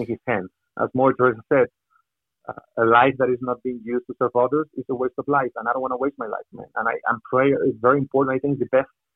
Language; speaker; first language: English; non-native, fluent; Spanish